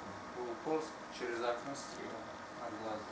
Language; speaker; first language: Russian; non-native, learner; Tajik